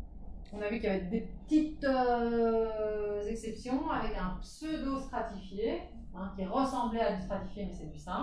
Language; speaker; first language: French; native; French